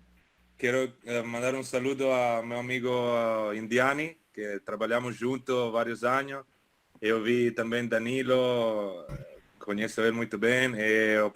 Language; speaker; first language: Portuguese; non-native, fluent; Italian